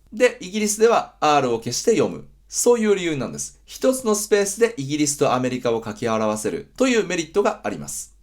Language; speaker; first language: Japanese; native; Japanese